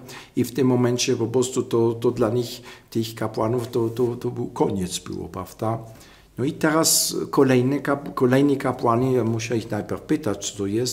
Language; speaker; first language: Polish; non-native, fluent; German